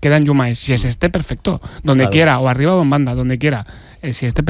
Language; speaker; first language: Spanish; native; Spanish